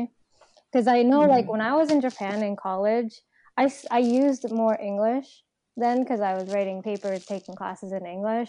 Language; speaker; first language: English; non-native, fluent; Japanese